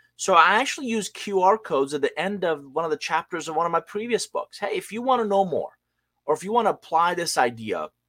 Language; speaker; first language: English; non-native, fluent; Persian